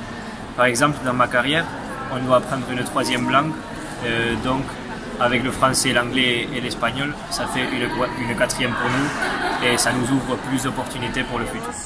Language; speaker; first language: French; non-native, fluent; Spanish